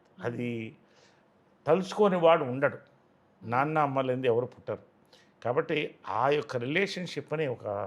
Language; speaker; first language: Telugu; native; Telugu